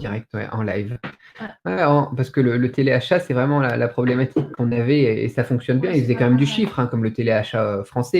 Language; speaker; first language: French; native; French